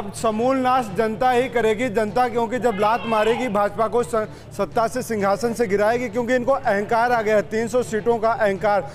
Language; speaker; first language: Hindi; native; Hindi